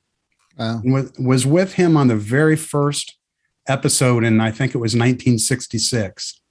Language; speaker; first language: English; native; English